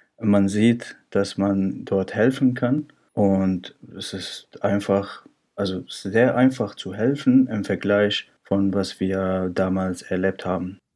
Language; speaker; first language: German; non-native, fluent; Arabic